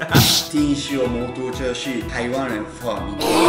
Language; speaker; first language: Chinese; non-native, fluent; Japanese